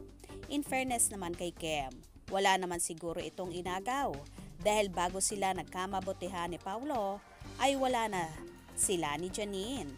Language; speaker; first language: Filipino; native; Filipino